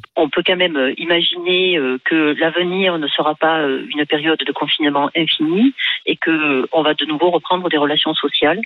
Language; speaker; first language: French; native; French